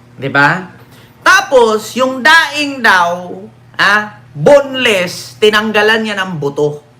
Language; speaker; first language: Filipino; non-native, local second language; Cebuano